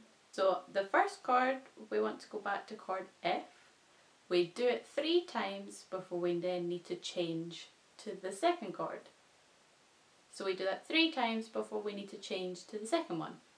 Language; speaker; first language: English; native; English